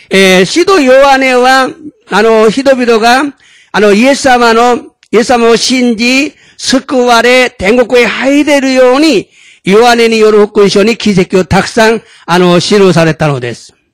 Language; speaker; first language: Japanese; non-native, fluent; Korean